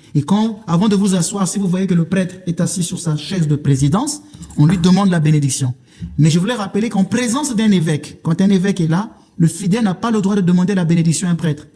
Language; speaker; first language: French; non-native, local second language; Lingala